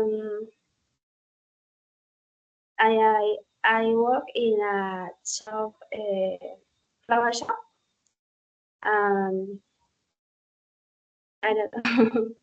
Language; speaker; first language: English; non-native, learner; Spanish